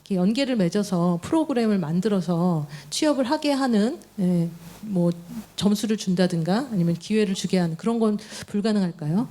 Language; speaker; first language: Korean; native; Korean